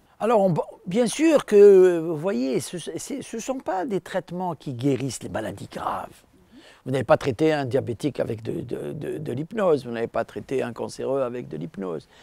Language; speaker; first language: French; non-native, local second language; Arabic